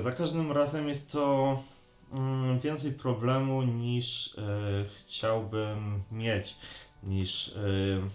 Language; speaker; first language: Polish; native; Polish